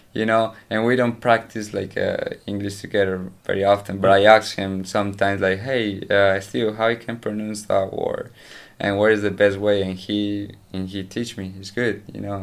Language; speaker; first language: English; non-native, learner; Spanish